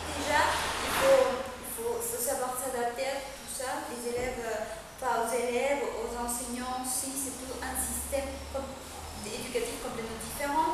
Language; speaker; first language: French; non-native, fluent; Spanish